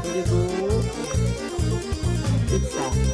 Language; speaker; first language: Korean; non-native, learner; Filipino